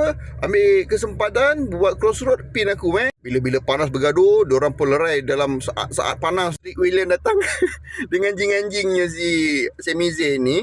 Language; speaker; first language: Malay; native; Malay